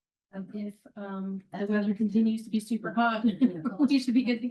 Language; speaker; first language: English; native; English